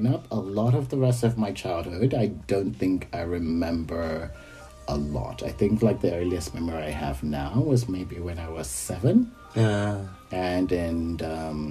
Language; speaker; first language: English; non-native, local second language; Yoruba